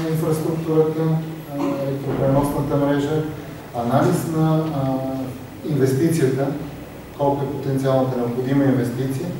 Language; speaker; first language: Bulgarian; native; Bulgarian